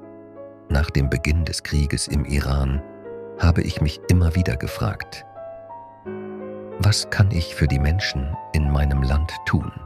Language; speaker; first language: German; non-native, fluent; Persian